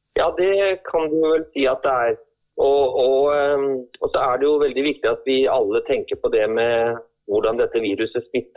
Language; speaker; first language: Norwegian; native; Norwegian